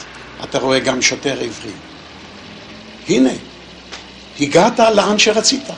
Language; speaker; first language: Hebrew; non-native, fluent; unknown